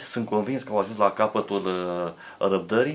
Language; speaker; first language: Romanian; native; Romanian